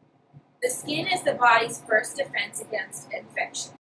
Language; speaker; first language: English; native; English